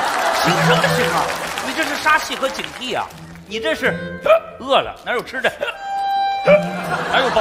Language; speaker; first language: Chinese; native; Chinese